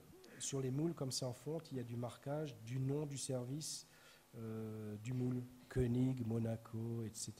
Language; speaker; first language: French; native; French